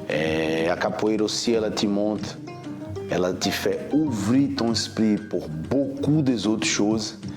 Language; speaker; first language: French; non-native, fluent; Portuguese